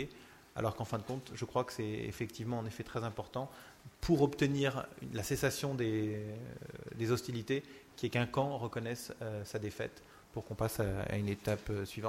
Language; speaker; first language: French; native; French